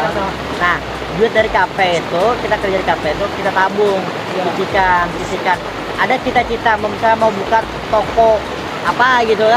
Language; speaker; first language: Indonesian; native; Indonesian